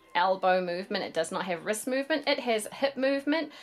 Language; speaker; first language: English; native; English